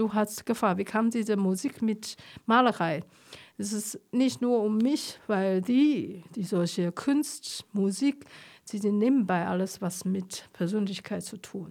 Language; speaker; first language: German; non-native, fluent; Chinese